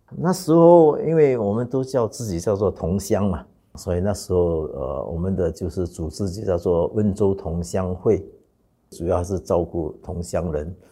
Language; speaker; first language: Chinese; non-native, local second language; Wu Chinese